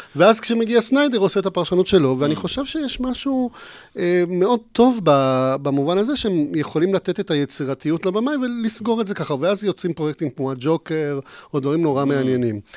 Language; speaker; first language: Hebrew; native; Hebrew